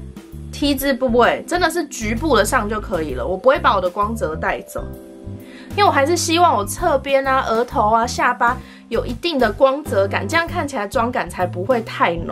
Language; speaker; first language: Chinese; native; Chinese